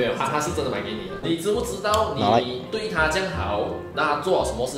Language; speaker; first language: Chinese; native; Chinese